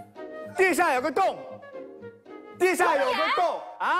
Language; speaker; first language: Chinese; native; Chinese